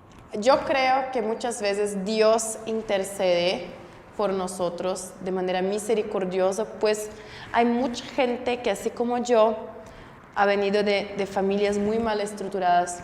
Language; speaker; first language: Spanish; non-native, fluent; Portuguese